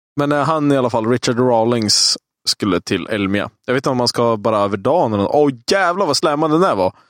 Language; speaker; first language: Swedish; native; Swedish